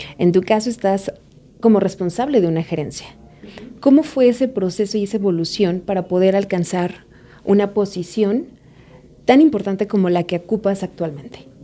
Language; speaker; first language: Spanish; native; Spanish